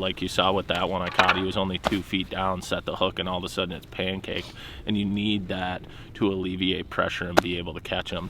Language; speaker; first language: English; native; English